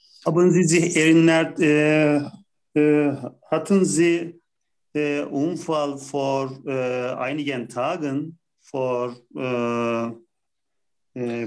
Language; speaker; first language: German; non-native, learner; Turkish